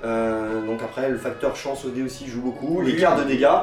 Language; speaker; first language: French; native; French